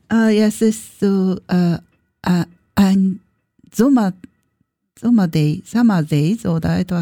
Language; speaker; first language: German; non-native, learner; Japanese